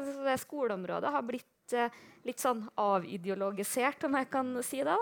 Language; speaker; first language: Norwegian; native; Norwegian